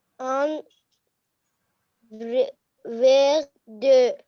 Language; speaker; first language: French; non-native, learner; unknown